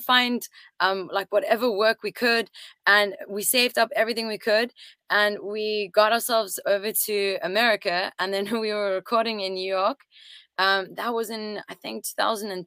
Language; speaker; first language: English; early bilingual, other home language; French